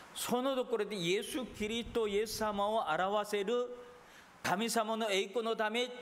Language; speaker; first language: Japanese; non-native, fluent; Korean